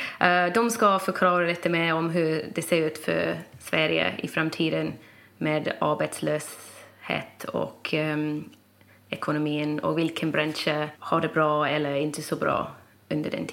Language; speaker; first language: Swedish; non-native, fluent; English